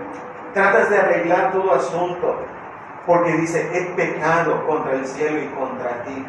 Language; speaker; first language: Spanish; native; Spanish